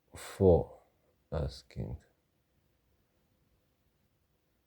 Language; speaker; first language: English; non-native, learner; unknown